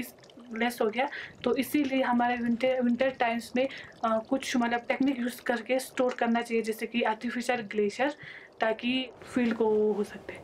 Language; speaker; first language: Hindi; non-native, local second language; Ladakhi